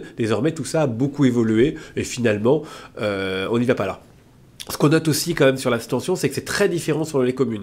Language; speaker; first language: French; native; French